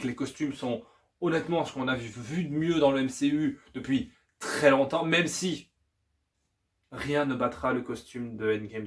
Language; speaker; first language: French; native; French